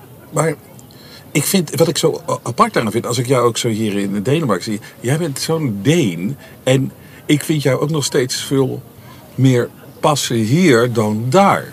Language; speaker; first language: Dutch; native; Dutch